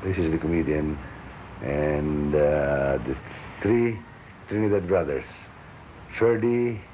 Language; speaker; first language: English; non-native, local second language; Filipino